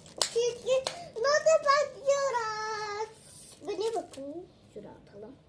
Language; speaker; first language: Turkish; early bilingual, other home language; Persian